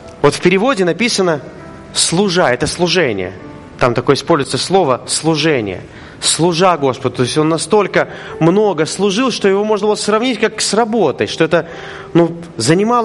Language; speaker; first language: Russian; native; Russian